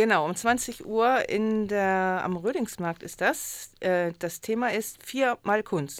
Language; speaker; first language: German; native; German